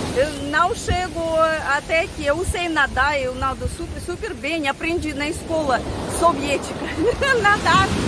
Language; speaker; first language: Portuguese; non-native, fluent; Russian